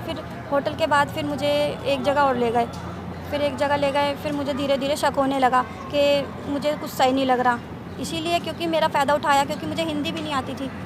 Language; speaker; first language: Hindi; non-native, local second language; Tamil